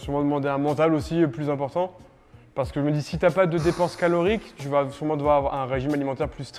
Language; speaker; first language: French; native; French